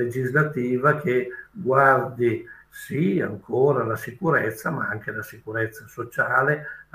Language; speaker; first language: Italian; native; Italian